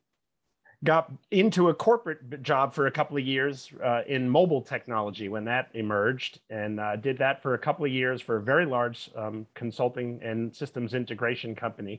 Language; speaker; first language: English; native; English